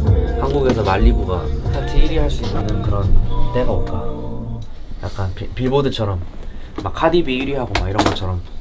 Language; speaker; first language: Korean; early bilingual, heritage; Korean